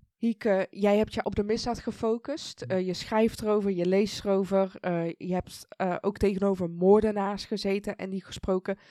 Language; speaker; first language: Dutch; early bilingual, other home language; Persian